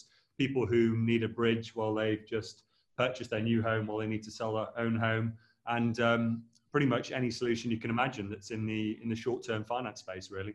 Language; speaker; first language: English; native; English